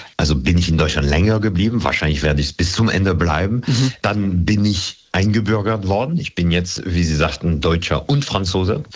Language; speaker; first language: German; non-native, fluent; French